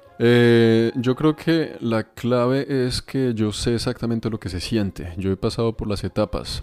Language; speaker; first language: Spanish; native; Spanish